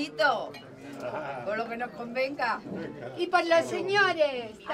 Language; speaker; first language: Spanish; native; Spanish